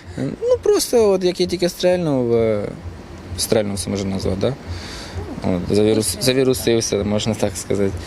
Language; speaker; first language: Ukrainian; non-native, local second language; Russian